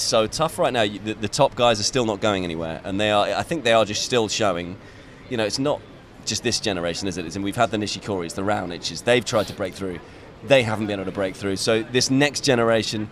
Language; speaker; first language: English; native; English